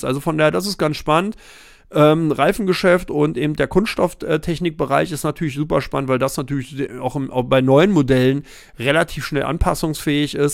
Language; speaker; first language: German; native; German